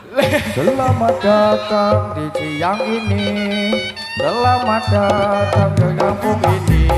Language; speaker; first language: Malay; non-native, local second language; Javanese